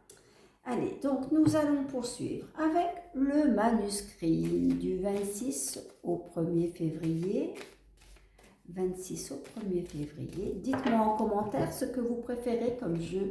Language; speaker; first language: French; native; French